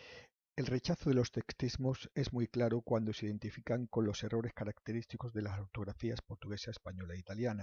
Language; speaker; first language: Spanish; native; Spanish